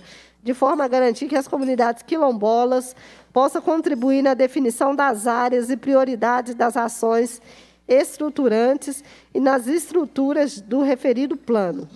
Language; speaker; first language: Portuguese; native; Portuguese